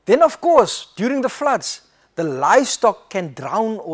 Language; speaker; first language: English; non-native, local second language; Afrikaans